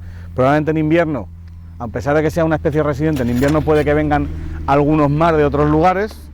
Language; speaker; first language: Spanish; native; Spanish